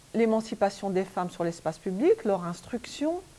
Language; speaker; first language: French; native; French